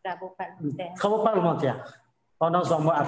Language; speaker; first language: French; non-native, learner; Khmer